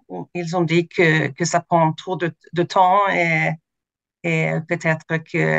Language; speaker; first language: French; non-native, fluent; Swedish